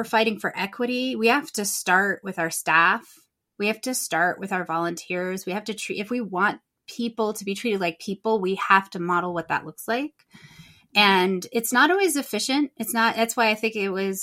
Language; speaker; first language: English; native; English